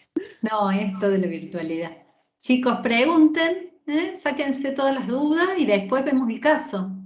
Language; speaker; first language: Spanish; native; Spanish